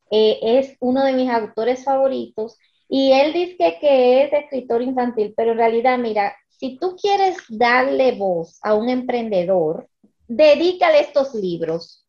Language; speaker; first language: Spanish; early bilingual, heritage; Spanish